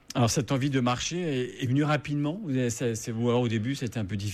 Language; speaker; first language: French; native; French